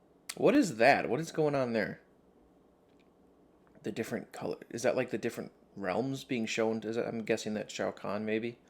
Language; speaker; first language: English; native; English